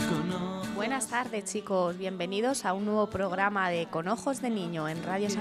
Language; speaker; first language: Spanish; native; Spanish